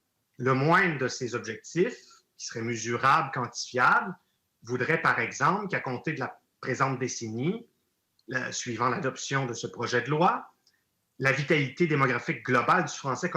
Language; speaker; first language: French; native; French